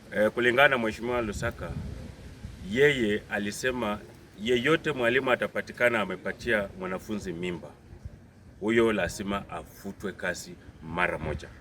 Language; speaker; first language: Swahili; non-native, local second language; Luyia